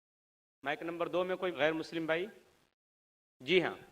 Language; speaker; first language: Hindi; native; Hindi